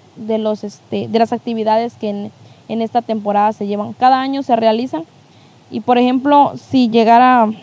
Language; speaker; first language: Spanish; native; Spanish